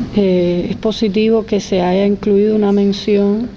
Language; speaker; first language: Spanish; native; Spanish